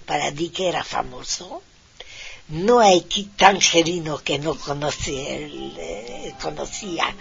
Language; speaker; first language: Spanish; non-native, fluent; Hungarian